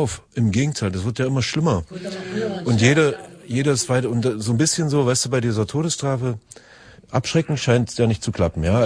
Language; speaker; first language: German; native; German